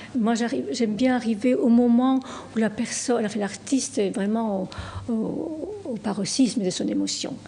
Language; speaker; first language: French; non-native, fluent; Spanish